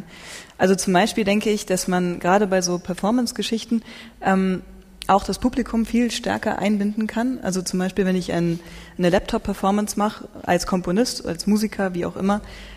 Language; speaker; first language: German; native; German